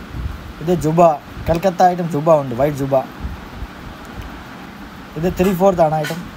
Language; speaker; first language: Malayalam; non-native, local second language; Hindi